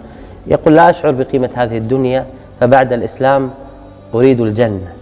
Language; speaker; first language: Arabic; native; Arabic